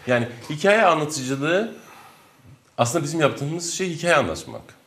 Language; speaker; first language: Turkish; non-native, local second language; Kurdish